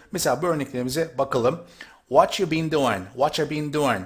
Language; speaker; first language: English; non-native, fluent; Turkish